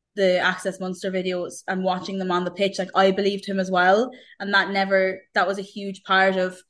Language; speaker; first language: English; native; English